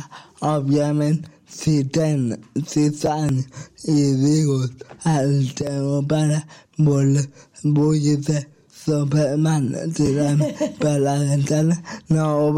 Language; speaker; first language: Catalan; non-native, local second language; Spanish